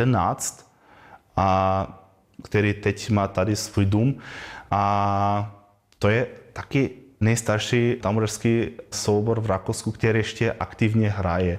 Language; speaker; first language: Czech; non-native, fluent; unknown